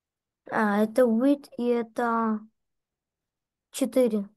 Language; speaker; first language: Russian; native; Russian